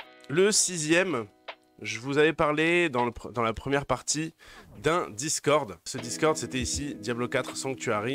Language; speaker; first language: French; native; French